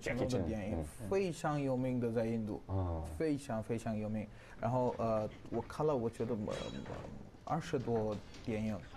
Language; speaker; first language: Chinese; non-native, learner; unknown